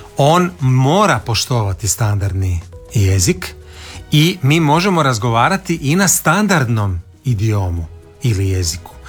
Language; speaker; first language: Croatian; native; Croatian